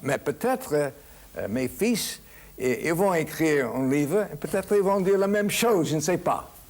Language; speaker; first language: French; non-native, fluent; English